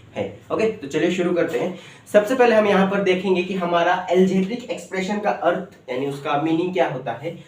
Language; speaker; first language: Hindi; non-native, local second language; Marathi